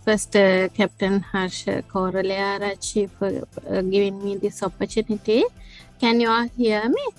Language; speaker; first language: English; non-native, local second language; Sinhala